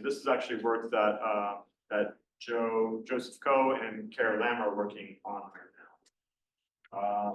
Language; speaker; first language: English; native; English